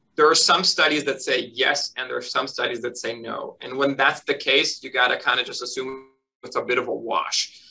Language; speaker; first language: English; native; English